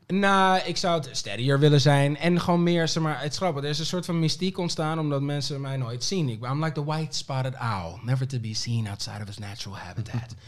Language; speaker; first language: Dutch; early bilingual, other home language; Papiamento